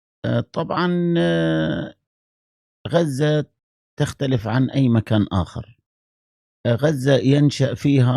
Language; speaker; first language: Arabic; native; Arabic